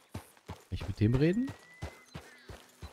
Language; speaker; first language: German; native; German